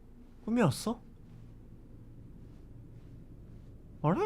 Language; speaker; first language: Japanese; non-native, fluent; Korean